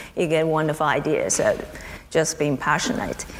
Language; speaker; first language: English; non-native, fluent; Chinese